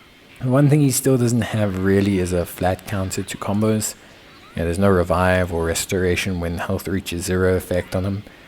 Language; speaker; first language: English; native; English